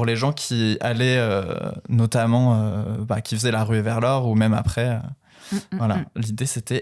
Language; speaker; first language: French; native; French